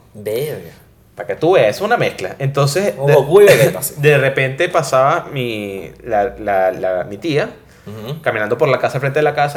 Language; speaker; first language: Spanish; native; Spanish